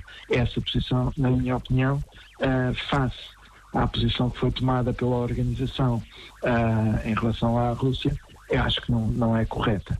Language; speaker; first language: Portuguese; native; Portuguese